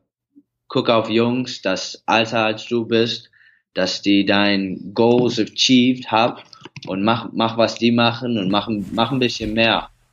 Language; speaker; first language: German; early bilingual, heritage; English